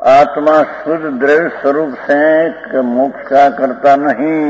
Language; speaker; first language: Hindi; non-native, local second language; Gujarati